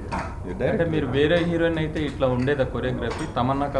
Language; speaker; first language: Telugu; native; Telugu